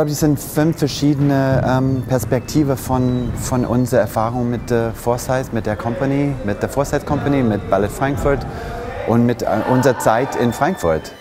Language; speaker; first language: German; non-native, fluent; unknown